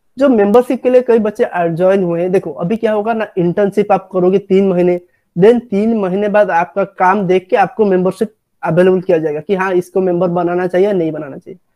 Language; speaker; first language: Hindi; non-native, local second language; Odia